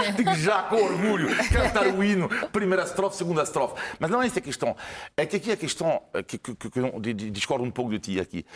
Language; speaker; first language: Portuguese; non-native, fluent; French